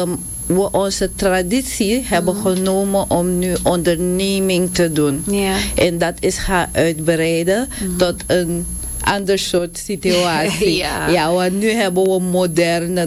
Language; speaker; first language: Dutch; non-native, local second language; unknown